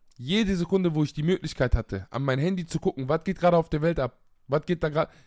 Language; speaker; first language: German; early bilingual, other home language; Arabic